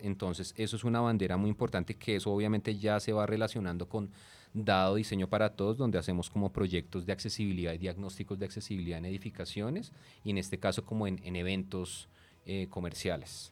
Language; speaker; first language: Spanish; native; Spanish